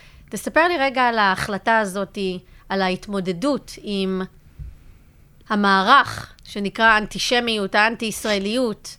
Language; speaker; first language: Hebrew; native; Hebrew